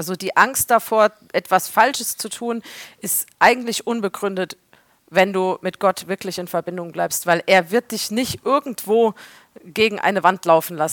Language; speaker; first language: German; native; German